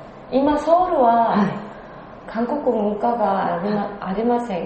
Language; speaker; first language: Japanese; non-native, learner; Korean